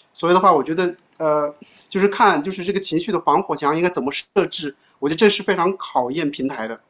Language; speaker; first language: Chinese; native; Chinese